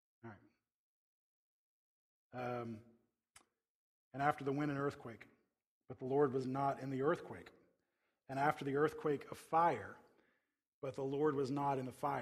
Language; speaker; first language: English; native; English